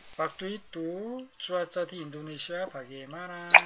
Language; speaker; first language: Indonesian; non-native, learner; Korean